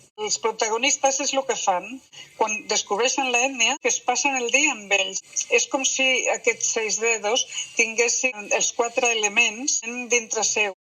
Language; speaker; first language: Catalan; non-native, local second language; Spanish